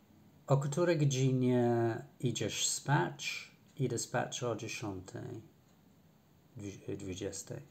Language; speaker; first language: Polish; non-native, learner; English